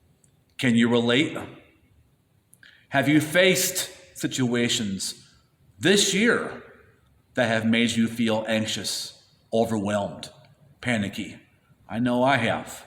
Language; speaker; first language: English; native; English